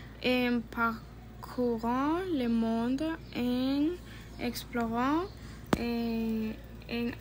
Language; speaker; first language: French; non-native, learner; Spanish